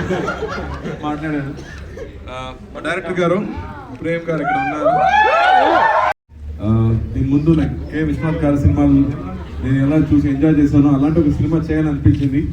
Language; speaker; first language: Telugu; non-native, fluent; Tamil